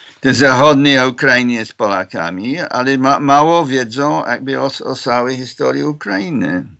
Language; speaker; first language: Polish; non-native, fluent; English